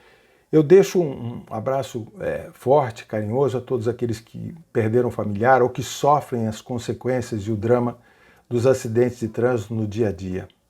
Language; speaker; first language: Portuguese; native; Portuguese